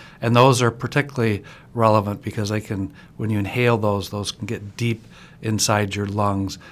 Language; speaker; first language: English; native; English